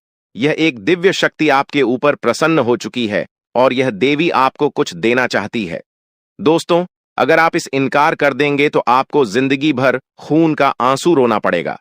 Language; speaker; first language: Hindi; non-native, local second language; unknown